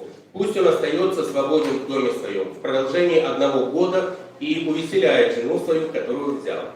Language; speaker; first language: Russian; native; Russian